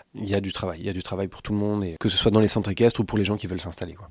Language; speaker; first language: French; native; French